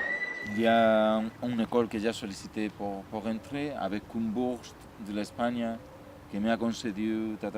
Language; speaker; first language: French; non-native, learner; Spanish